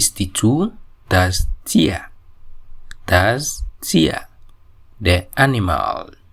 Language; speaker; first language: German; non-native, fluent; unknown